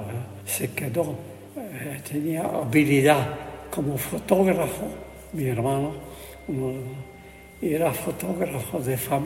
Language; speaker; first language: Spanish; non-native, fluent; Polish